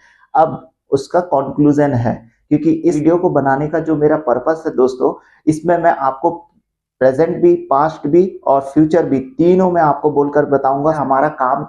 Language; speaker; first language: Hindi; non-native, local second language; Odia